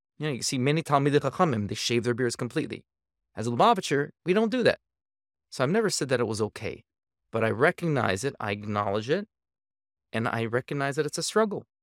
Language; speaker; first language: English; native; English